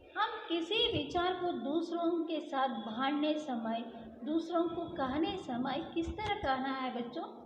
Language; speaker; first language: Hindi; non-native, local second language; Kannada